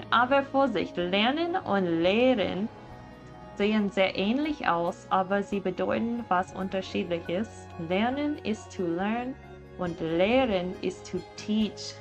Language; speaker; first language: German; non-native, learner; English